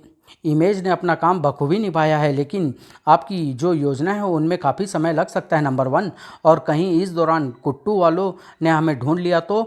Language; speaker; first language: Hindi; native; Hindi